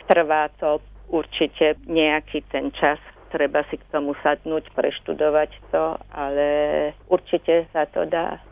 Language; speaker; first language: Slovak; native; Slovak